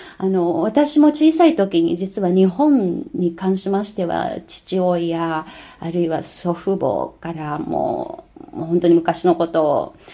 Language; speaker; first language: Japanese; non-native, fluent; Chinese